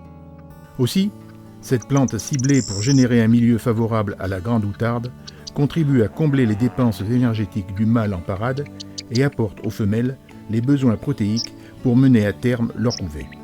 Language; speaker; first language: French; native; French